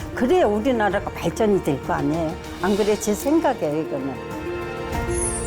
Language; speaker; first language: Korean; native; Korean